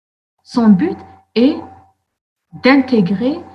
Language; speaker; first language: French; non-native, local second language; Arabic